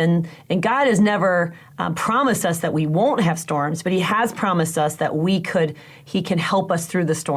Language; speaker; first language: English; native; English